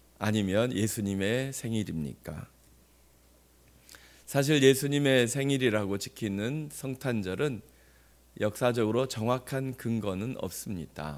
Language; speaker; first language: Korean; native; Korean